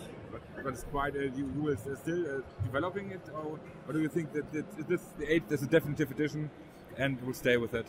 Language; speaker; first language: English; non-native, fluent; German